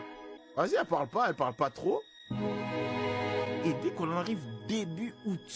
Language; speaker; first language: French; native; French